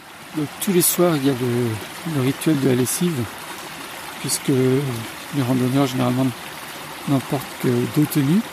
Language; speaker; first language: French; native; French